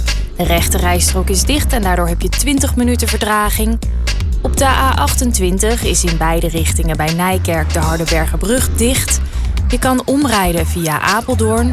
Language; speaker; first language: Dutch; native; Dutch